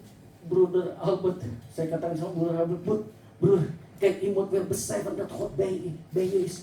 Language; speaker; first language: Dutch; non-native, fluent; Indonesian